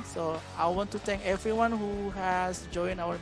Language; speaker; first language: English; non-native, fluent; Indonesian